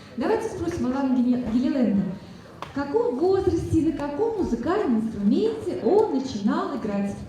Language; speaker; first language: Russian; native; Russian